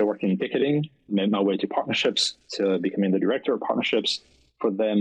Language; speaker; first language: English; non-native, fluent; French